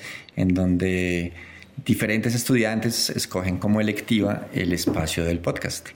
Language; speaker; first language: Spanish; native; Spanish